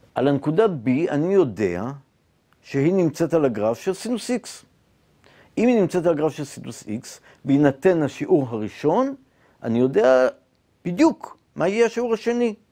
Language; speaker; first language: Hebrew; native; Hebrew